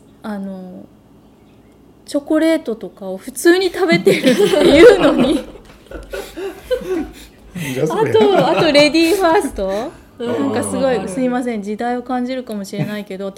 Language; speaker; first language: Japanese; native; Japanese